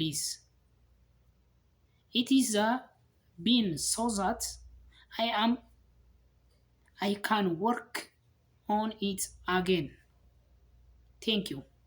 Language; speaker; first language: English; non-native, learner; Amharic